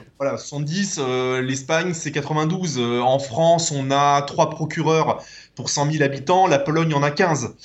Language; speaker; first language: French; native; French